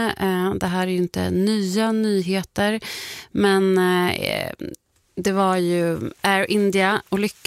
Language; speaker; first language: Swedish; native; Swedish